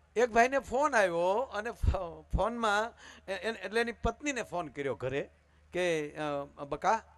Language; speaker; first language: Gujarati; native; Gujarati